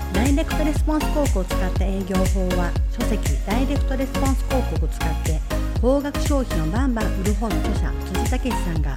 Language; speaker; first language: Japanese; native; Japanese